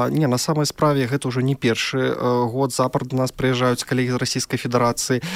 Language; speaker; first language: Belarusian; non-native, local second language; Russian